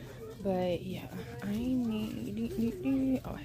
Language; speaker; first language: English; native; English